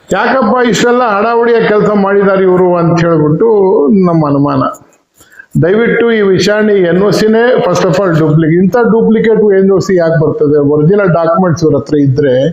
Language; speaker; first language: Kannada; non-native, local second language; Urdu